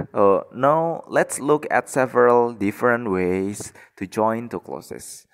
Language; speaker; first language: English; non-native, fluent; Indonesian